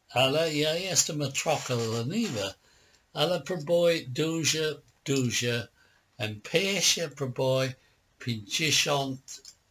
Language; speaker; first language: Polish; non-native, learner; English